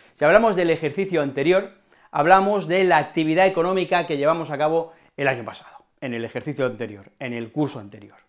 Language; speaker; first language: Spanish; native; Spanish